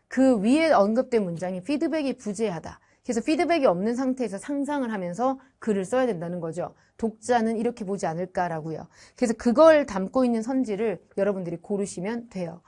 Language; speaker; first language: Korean; native; Korean